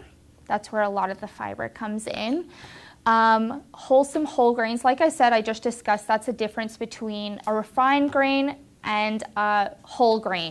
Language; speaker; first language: English; native; English